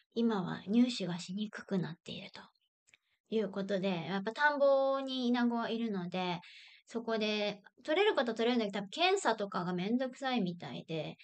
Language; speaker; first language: Japanese; native; Japanese